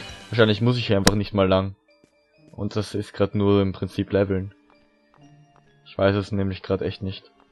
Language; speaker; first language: German; native; German